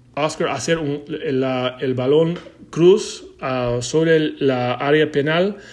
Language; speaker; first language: Spanish; non-native, learner; English